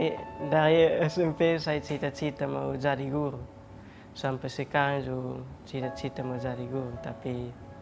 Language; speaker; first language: Indonesian; non-native, local second language; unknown